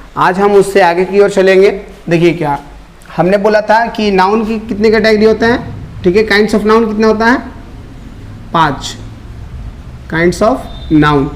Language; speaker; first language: Hindi; native; Hindi